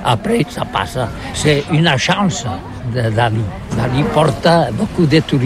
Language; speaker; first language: French; non-native, learner; Catalan